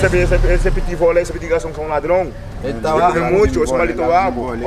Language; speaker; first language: Spanish; native; Spanish